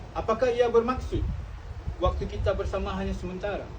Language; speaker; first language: Malay; native; Malay